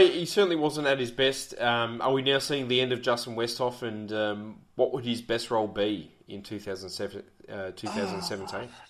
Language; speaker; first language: English; native; English